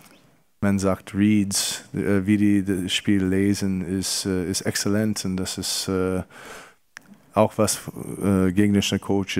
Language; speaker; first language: German; non-native, fluent; English